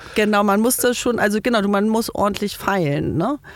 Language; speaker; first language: German; native; German